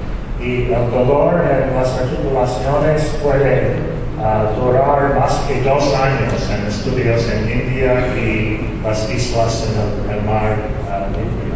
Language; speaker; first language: Spanish; non-native, fluent; English